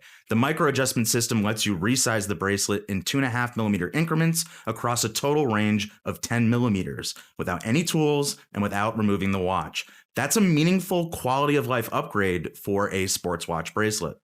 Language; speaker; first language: English; native; English